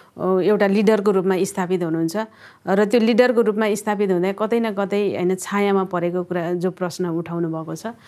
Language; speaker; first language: Nepali; native; Nepali